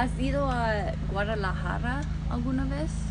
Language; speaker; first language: Spanish; non-native, fluent; English